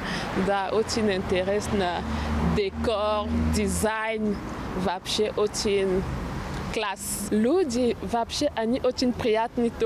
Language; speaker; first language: Russian; non-native, learner; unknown